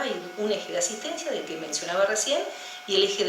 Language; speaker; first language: Spanish; native; Spanish